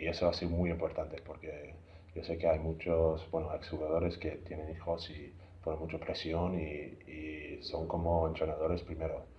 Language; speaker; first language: Spanish; non-native, fluent; English